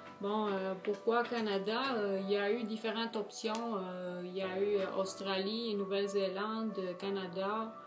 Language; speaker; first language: French; non-native, fluent; Romanian